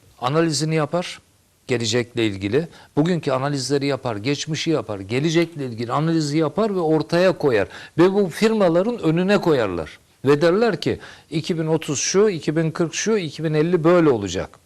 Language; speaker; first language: Turkish; native; Turkish